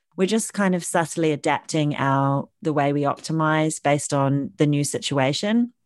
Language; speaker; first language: English; native; English